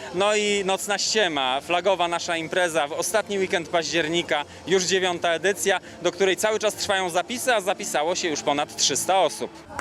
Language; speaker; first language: Polish; native; Polish